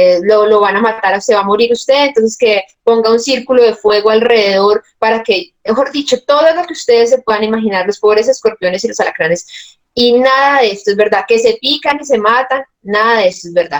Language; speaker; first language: Spanish; native; Spanish